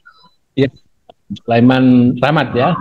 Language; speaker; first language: Indonesian; native; Indonesian